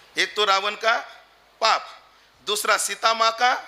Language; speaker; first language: Hindi; non-native, local second language; Marathi